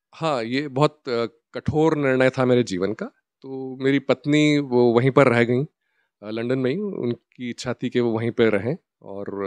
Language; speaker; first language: Hindi; native; Hindi